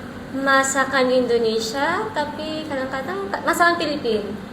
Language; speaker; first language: Indonesian; non-native, learner; Filipino